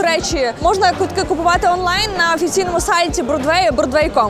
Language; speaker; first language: Ukrainian; native; Ukrainian